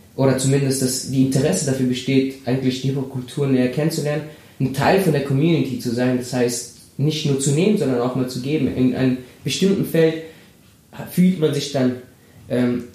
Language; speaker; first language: German; early bilingual, other home language; Spanish